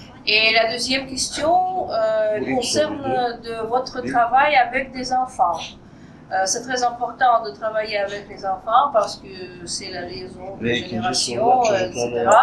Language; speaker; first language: French; non-native, fluent; Russian